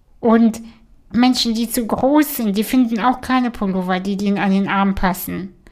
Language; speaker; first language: German; early bilingual, other home language; Russian